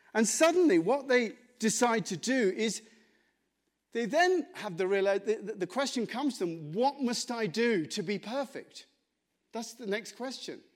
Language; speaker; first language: English; native; English